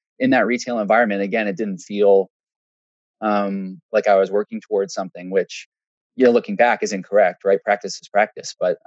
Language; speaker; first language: English; native; English